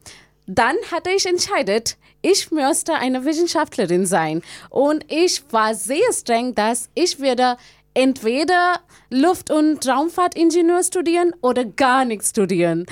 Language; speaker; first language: German; non-native, learner; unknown